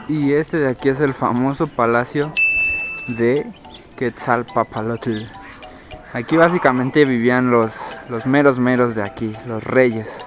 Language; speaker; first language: Spanish; native; Spanish